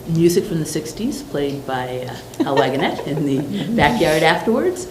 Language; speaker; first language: English; native; English